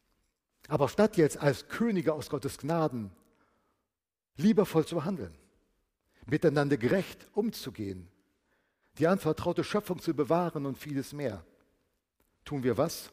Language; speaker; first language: German; native; German